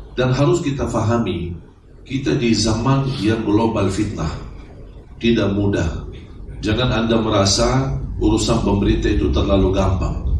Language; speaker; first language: Indonesian; non-native, fluent; Arabic